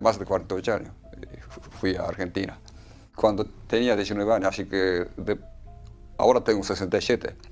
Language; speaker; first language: Spanish; non-native, fluent; Japanese